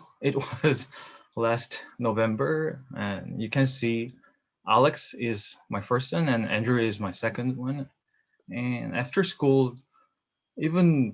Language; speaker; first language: English; non-native, learner; Korean